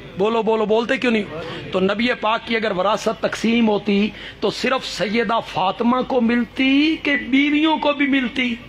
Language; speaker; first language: Urdu; non-native, local second language; Punjabi